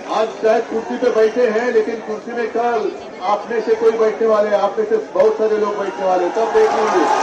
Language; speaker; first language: Hindi; non-native, local second language; Marathi